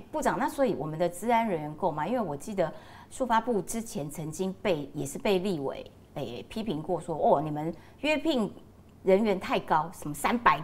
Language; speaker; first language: Chinese; native; Chinese